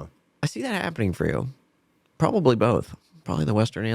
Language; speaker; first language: English; native; English